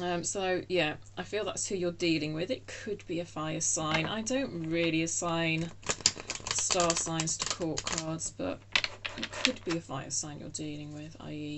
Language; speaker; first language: English; native; English